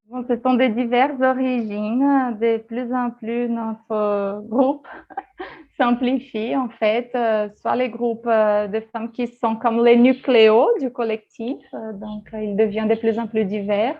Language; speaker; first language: French; non-native, fluent; Portuguese